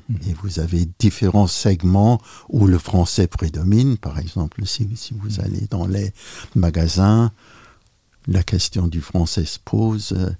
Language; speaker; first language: French; non-native, local second language; Luxembourgish